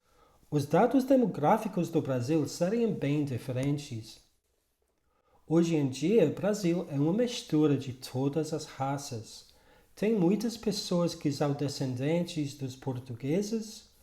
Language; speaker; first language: Portuguese; non-native, fluent; English